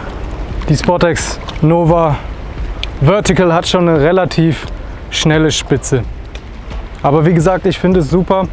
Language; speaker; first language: German; native; German